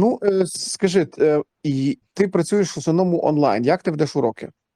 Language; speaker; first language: Ukrainian; native; Ukrainian